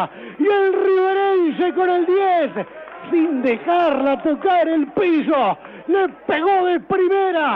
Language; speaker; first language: Spanish; native; Spanish